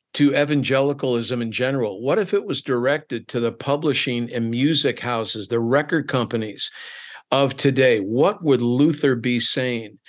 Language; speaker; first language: English; native; English